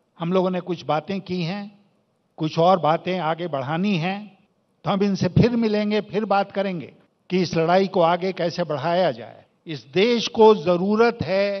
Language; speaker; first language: Hindi; native; Hindi